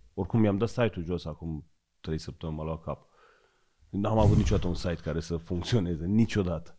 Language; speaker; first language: Romanian; non-native, fluent; Persian